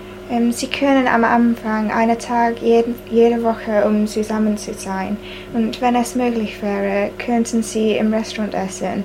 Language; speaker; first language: German; non-native, learner; English